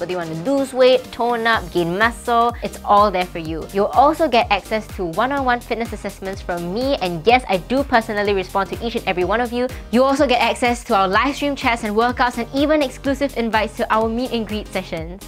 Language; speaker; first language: English; native; English